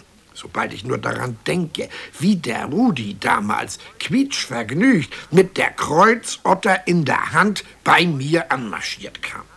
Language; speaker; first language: German; native; German